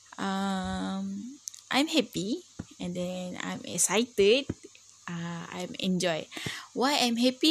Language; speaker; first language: English; non-native, learner; Malay